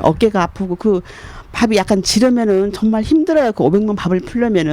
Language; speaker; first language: Korean; native; Korean